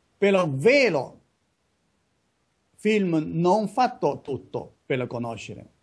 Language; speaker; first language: Italian; non-native, learner; Chinese